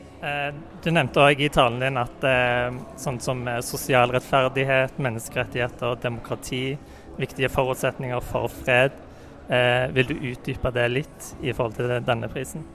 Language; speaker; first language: Norwegian; native; Norwegian